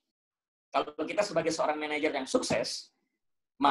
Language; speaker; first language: Indonesian; native; Indonesian